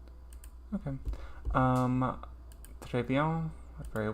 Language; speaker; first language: French; non-native, learner; English